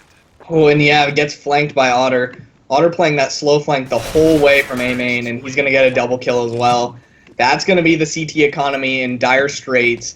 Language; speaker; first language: English; native; English